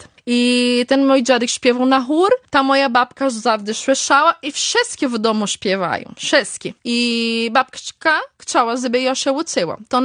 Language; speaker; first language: Polish; early bilingual, heritage; Polish